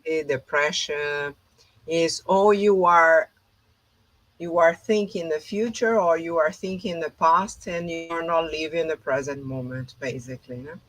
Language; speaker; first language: English; non-native, fluent; Portuguese